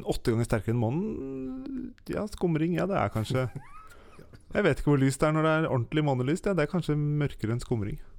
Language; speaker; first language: Norwegian; native; Norwegian